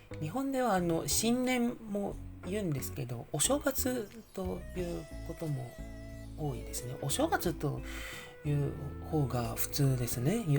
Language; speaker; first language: Japanese; non-native, fluent; Indonesian